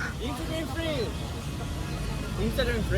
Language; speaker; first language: Korean; non-native, learner; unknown